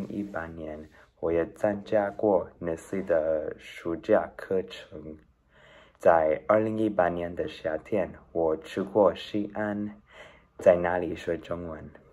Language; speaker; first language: Chinese; non-native, learner; Spanish